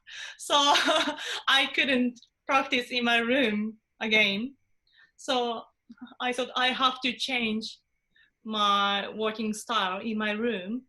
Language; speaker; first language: English; non-native, fluent; Japanese